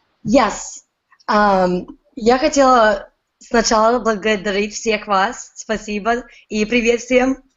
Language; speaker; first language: Russian; early bilingual, heritage; Russian